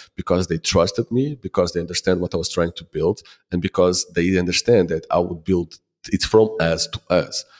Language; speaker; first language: English; non-native, fluent; Portuguese